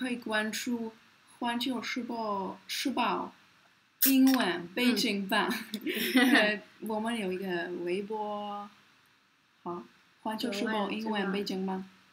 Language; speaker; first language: Chinese; non-native, learner; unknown